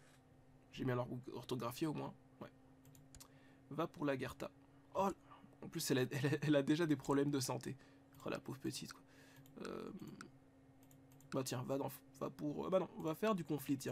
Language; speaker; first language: French; native; French